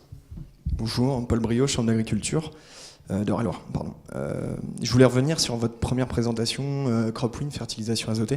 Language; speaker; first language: French; native; French